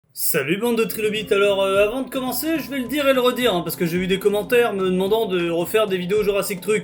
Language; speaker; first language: French; native; French